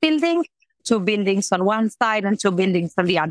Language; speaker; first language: English; non-native, fluent; Italian